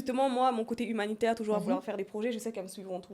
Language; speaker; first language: French; native; French